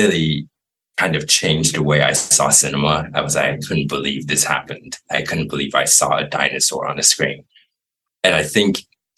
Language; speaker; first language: English; non-native, fluent; Chinese